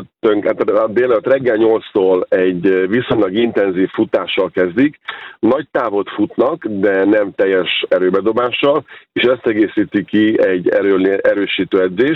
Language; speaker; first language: Hungarian; native; Hungarian